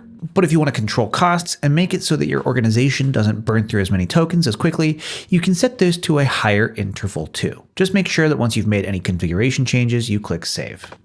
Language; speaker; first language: English; native; English